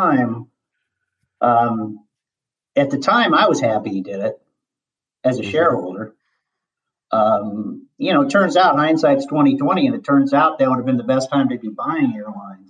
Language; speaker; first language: English; native; English